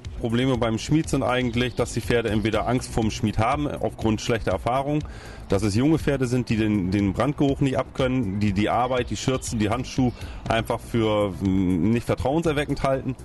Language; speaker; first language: German; native; German